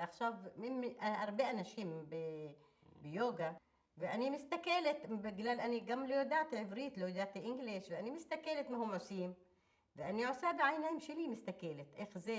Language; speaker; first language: Hebrew; non-native, local second language; Arabic